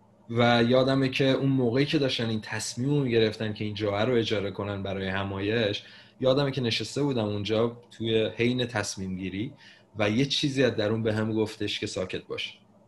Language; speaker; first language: Persian; native; Persian